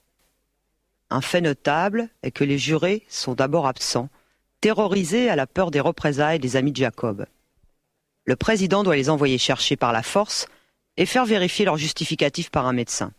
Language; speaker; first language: French; native; French